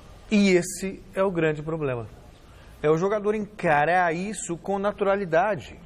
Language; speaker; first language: Portuguese; native; Portuguese